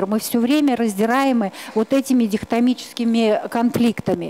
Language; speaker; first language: Russian; native; Russian